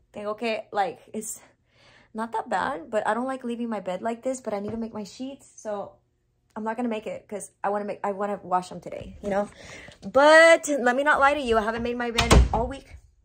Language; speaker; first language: English; early bilingual, other home language; Spanish